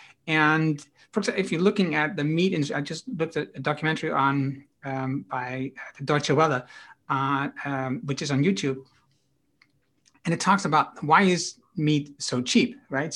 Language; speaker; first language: English; non-native, fluent; Dutch